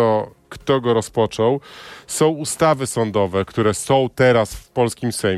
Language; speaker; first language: Polish; native; Polish